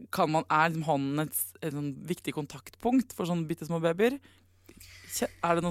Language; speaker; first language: Norwegian; native; Norwegian